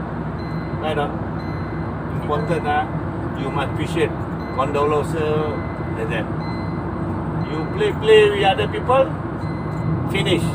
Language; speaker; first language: English; non-native, local second language; Malay